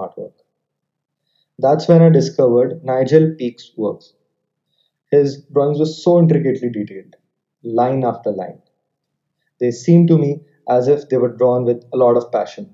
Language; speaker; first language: English; non-native, local second language; Hindi